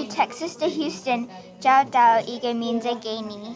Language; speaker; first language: Chinese; non-native, learner; English